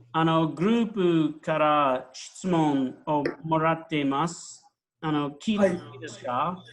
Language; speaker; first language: Japanese; non-native, fluent; English